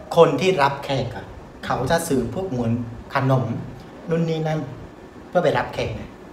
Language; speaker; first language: Thai; non-native, fluent; Vietnamese